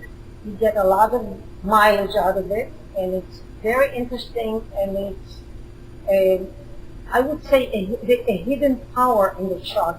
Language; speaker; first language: English; non-native, fluent; Hebrew